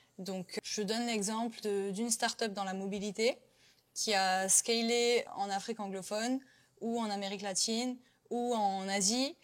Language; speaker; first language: French; native; French